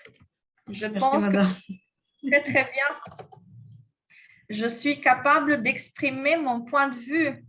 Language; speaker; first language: French; non-native, fluent; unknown